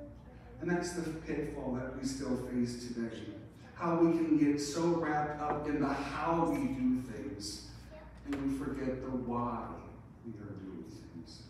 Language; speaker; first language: English; native; English